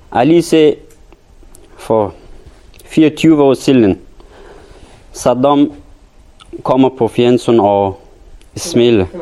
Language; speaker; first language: Danish; non-native, learner; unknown